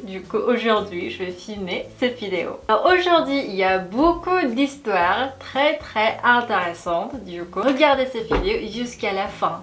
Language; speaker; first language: French; non-native, fluent; Korean